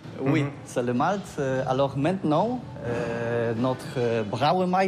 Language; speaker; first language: French; non-native, learner; Polish